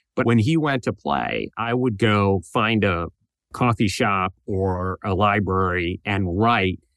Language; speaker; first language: English; native; English